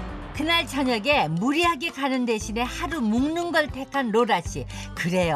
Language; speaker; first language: Korean; native; Korean